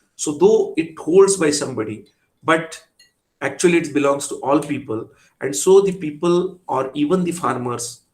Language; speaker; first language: English; non-native, local second language; Marathi